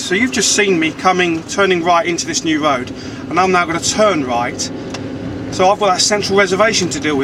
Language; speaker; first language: English; native; English